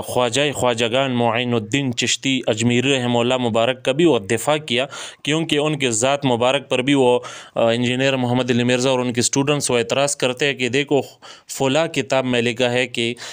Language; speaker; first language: Urdu; native; Urdu